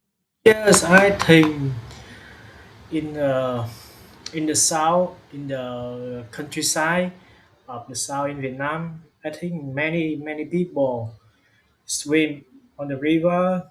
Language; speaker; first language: English; non-native, learner; Vietnamese